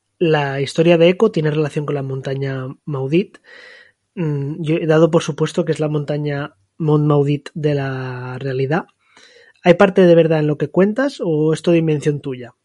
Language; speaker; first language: Spanish; non-native, local second language; Catalan